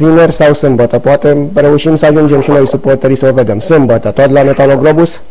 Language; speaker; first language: Romanian; native; Romanian